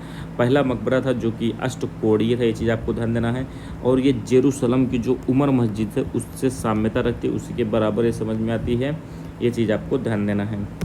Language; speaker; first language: Hindi; native; Hindi